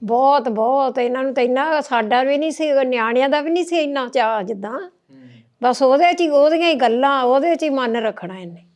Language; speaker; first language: Punjabi; native; Punjabi